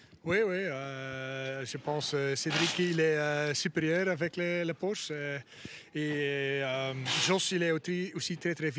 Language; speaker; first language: French; non-native, learner; Dutch